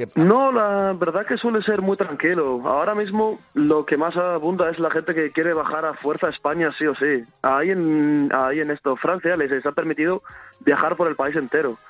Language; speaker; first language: Spanish; early bilingual, other home language; Arabic